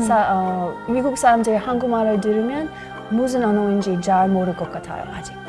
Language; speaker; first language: Korean; non-native, learner; English